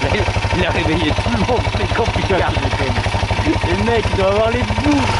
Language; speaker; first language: French; native; French